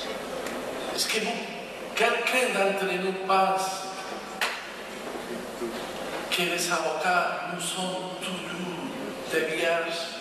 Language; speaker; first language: French; non-native, fluent; Spanish